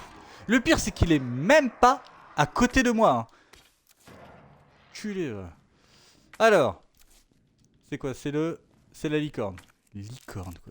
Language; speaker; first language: French; native; French